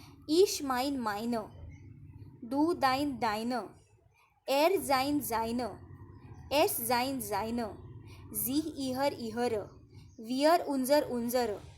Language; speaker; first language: German; non-native, fluent; Marathi